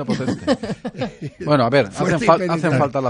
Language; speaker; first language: Spanish; native; Spanish